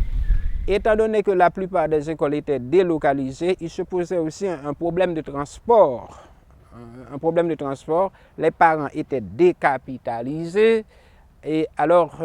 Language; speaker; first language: French; non-native, local second language; Haitian Creole